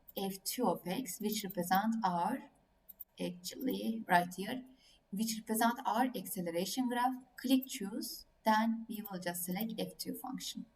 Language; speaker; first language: English; non-native, fluent; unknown